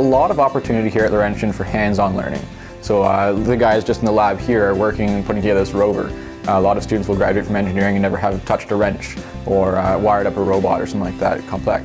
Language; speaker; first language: English; native; English